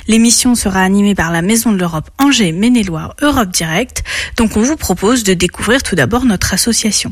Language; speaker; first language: French; native; French